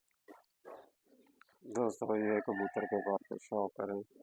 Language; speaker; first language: Hindi; non-native, local second language; Punjabi